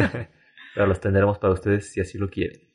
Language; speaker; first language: Spanish; native; Spanish